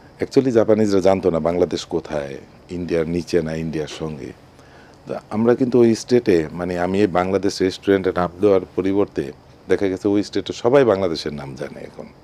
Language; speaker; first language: Bangla; native; Bangla